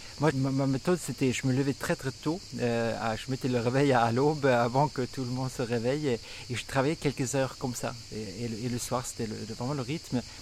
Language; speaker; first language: French; non-native, fluent; Swedish